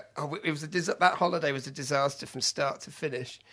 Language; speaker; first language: English; native; English